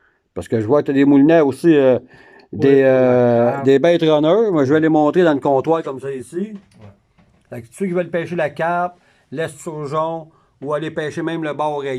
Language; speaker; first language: French; native; French